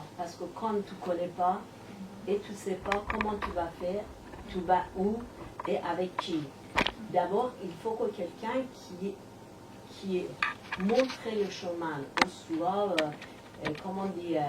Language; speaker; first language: French; non-native, learner; Persian